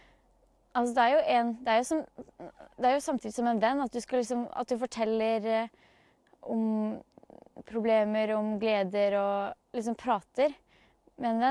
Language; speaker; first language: Norwegian; native; Norwegian